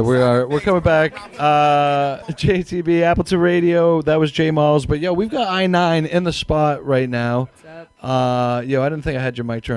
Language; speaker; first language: English; native; English